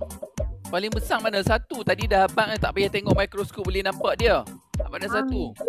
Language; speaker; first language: Malay; native; Malay